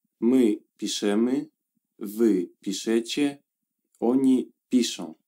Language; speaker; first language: Polish; non-native, learner; Ukrainian